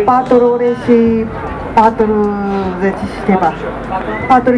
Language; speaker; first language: Romanian; non-native, learner; Japanese